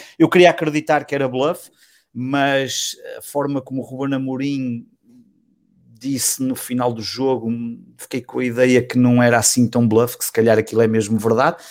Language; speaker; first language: Portuguese; native; Portuguese